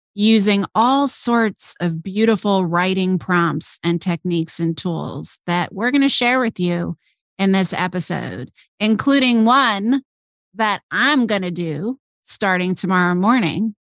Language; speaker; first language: English; native; English